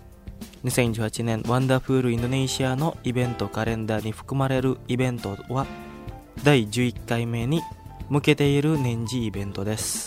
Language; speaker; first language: Japanese; non-native, fluent; Indonesian